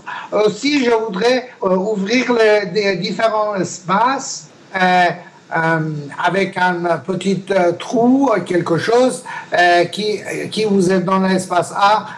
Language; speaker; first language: French; non-native, learner; Persian